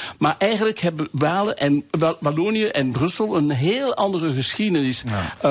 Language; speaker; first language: Dutch; non-native, local second language; French